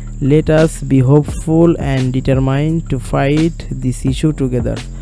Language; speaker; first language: English; non-native, local second language; Bangla